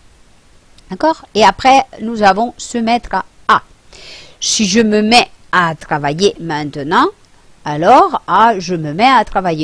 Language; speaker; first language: French; non-native, fluent; Spanish